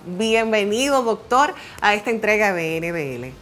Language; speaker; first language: Spanish; native; Spanish